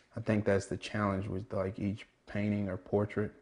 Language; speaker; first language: English; native; English